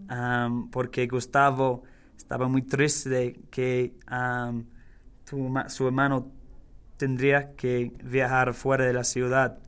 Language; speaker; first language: Spanish; non-native, learner; English